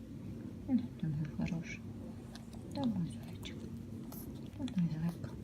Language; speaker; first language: Russian; native; Russian